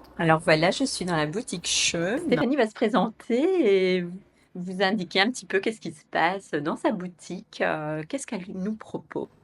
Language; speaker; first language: French; native; French